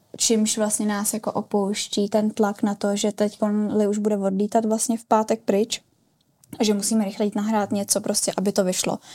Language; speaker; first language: Czech; native; Czech